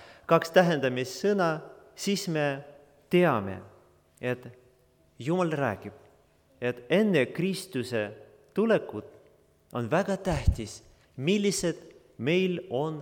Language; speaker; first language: Estonian; non-native, local second language; Russian